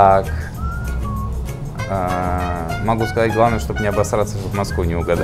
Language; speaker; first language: Russian; native; Russian